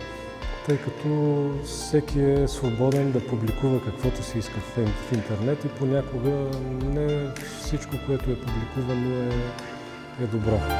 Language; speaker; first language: Bulgarian; native; Bulgarian